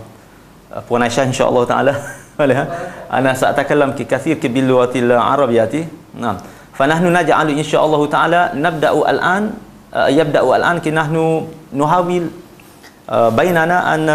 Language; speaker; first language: Arabic; non-native, fluent; Malay